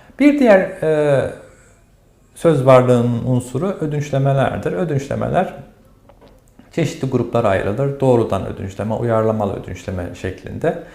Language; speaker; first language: Turkish; native; Turkish